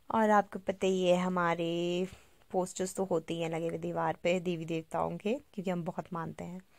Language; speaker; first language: Hindi; native; Hindi